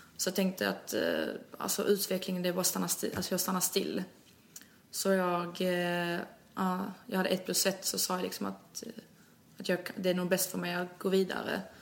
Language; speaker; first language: Swedish; early bilingual, other home language; Albanian